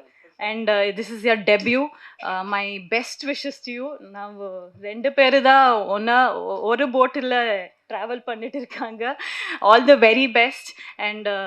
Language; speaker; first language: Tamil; non-native, learner; Kannada